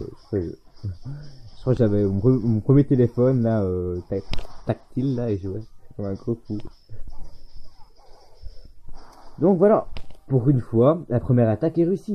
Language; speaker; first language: French; native; French